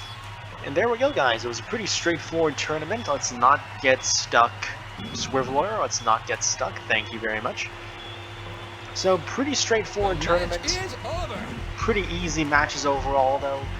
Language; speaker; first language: English; native; English